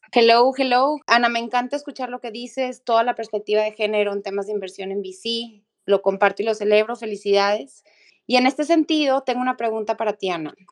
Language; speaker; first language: Spanish; native; Spanish